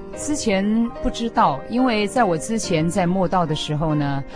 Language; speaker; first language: Chinese; native; Chinese